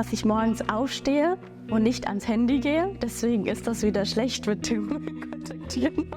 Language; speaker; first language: German; early bilingual, other home language; Bangla